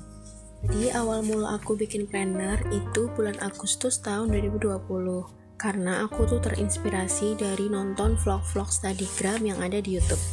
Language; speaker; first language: Indonesian; native; Indonesian